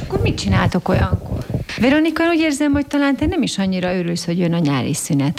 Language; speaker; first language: Hungarian; native; Hungarian